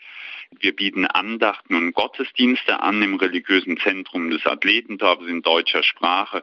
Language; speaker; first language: German; native; German